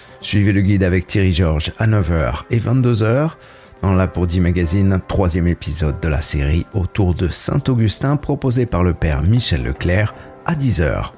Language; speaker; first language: French; native; French